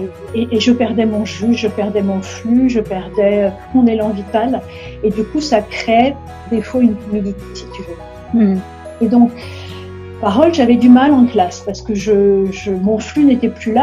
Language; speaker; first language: French; native; French